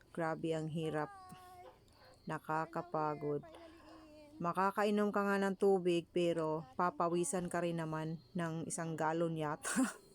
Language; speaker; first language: Filipino; non-native, local second language; Cebuano